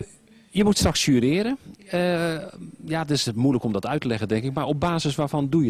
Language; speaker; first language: Dutch; native; Dutch